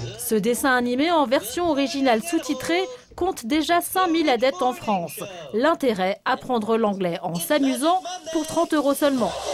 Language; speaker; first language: French; native; French